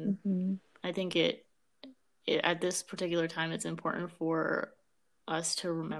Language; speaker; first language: English; early bilingual, other home language; Amharic